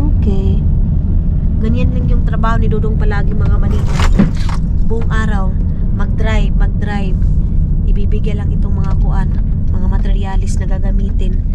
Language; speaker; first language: Filipino; non-native, local second language; Cebuano